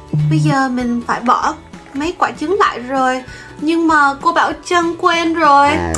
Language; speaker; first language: Vietnamese; native; Vietnamese